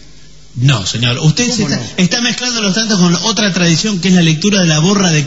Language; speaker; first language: Spanish; native; Spanish